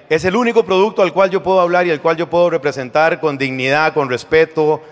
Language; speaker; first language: Spanish; native; Spanish